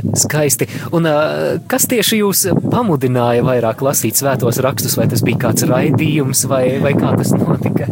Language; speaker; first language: Latvian; native; Latvian